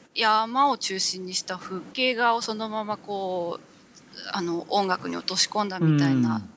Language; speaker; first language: Japanese; native; Japanese